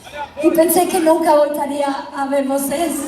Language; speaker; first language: Portuguese; non-native, learner; Spanish